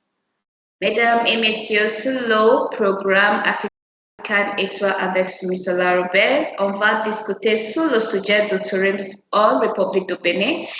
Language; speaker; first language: French; non-native, learner; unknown